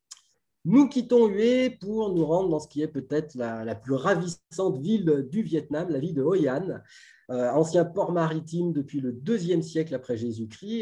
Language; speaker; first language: French; native; French